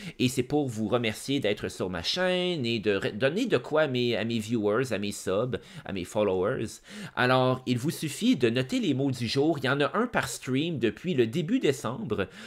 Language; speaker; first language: French; native; French